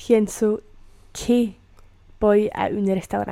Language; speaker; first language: Spanish; non-native, learner; English